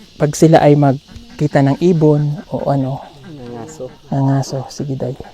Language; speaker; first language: Filipino; non-native, local second language; Cebuano